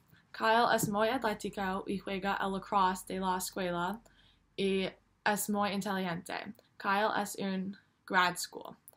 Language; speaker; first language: Spanish; non-native, learner; English